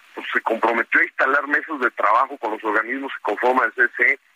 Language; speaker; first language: Spanish; native; Spanish